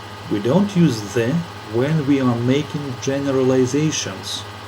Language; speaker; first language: English; non-native, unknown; Ukrainian